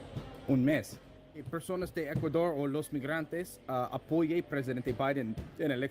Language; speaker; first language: Spanish; non-native, learner; English